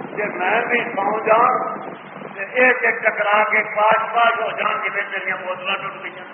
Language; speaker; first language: Urdu; non-native, local second language; Punjabi